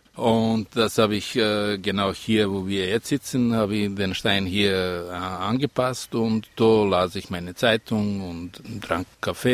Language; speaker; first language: German; non-native, fluent; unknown